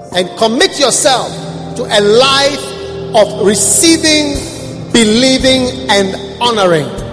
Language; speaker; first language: English; non-native, local second language; Akan